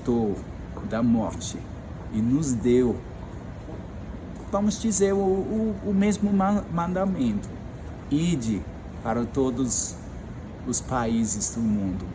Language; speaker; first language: Portuguese; non-native, fluent; English